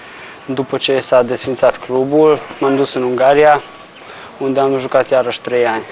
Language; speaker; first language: Romanian; non-native, local second language; Hungarian